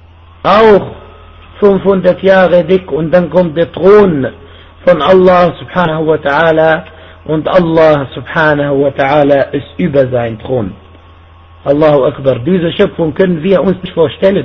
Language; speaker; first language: German; non-native, fluent; Arabic